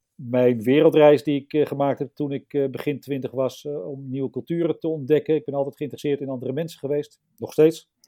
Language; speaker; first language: Dutch; native; Dutch